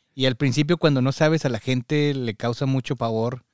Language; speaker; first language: Spanish; native; Spanish